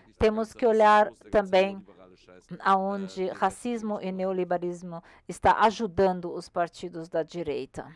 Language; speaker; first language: Portuguese; non-native, learner; German